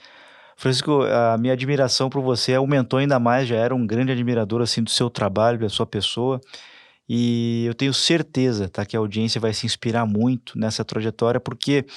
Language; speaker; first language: Portuguese; native; Portuguese